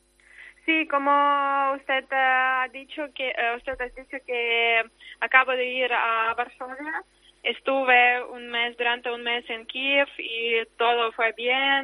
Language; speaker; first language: Spanish; non-native, learner; Ukrainian